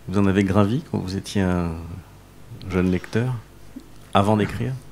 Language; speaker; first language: French; native; French